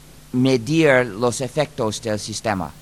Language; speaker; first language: Spanish; non-native, fluent; English